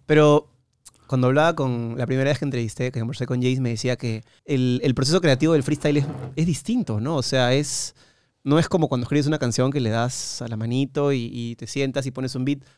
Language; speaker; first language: Spanish; native; Spanish